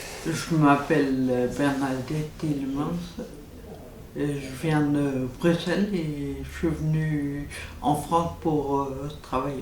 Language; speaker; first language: French; native; French